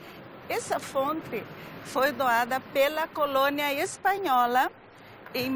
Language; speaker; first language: Portuguese; early bilingual, other home language; Galician